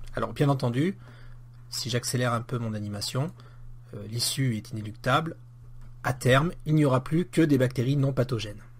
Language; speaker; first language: French; native; French